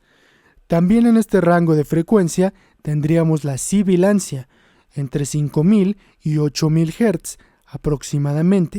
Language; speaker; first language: Spanish; native; Spanish